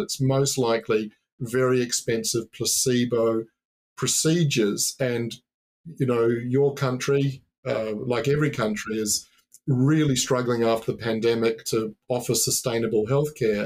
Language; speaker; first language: English; native; English